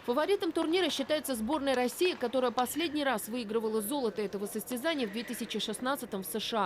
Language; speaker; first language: Russian; native; Russian